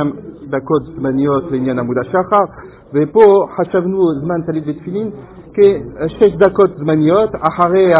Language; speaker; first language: Hebrew; non-native, fluent; French